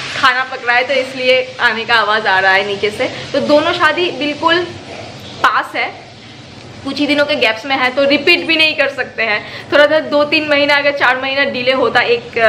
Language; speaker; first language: Hindi; non-native, local second language; Bangla